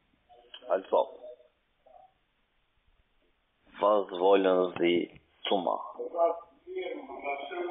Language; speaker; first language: German; non-native, learner; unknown